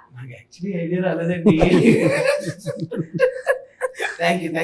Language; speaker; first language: Telugu; native; Telugu